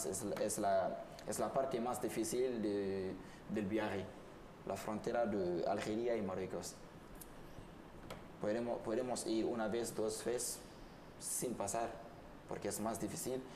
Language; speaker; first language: Spanish; non-native, learner; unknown